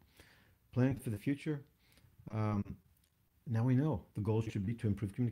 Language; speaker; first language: English; native; English